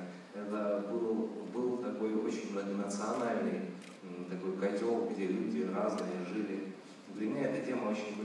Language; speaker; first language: Russian; native; Russian